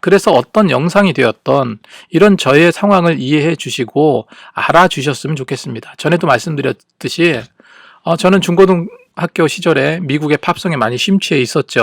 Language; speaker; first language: Korean; native; Korean